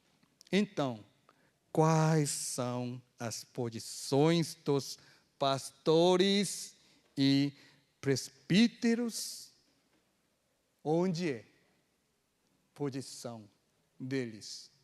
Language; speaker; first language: Portuguese; non-native, fluent; Korean